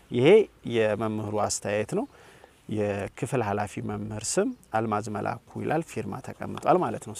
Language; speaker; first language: Amharic; native; Amharic